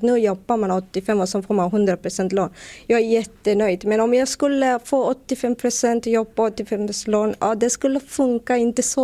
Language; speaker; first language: Swedish; non-native, fluent; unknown